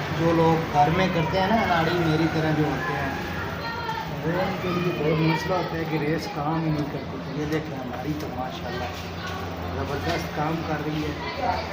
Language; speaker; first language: Urdu; non-native, local second language; Punjabi